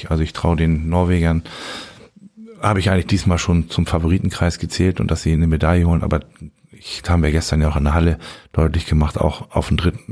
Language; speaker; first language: German; native; German